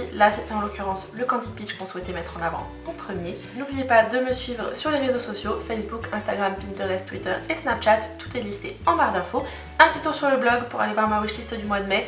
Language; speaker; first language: French; native; French